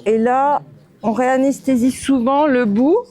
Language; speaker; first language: French; native; French